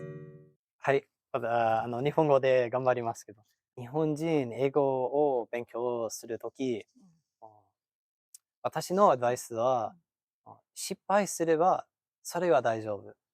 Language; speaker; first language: Japanese; non-native, fluent; English